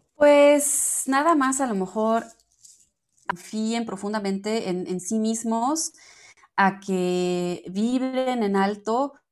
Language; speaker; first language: Spanish; non-native, fluent; German